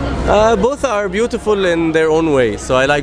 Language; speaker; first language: English; non-native, fluent; Arabic